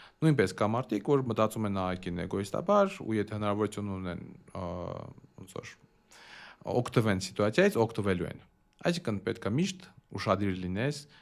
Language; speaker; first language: Armenian; early bilingual, heritage; Armenian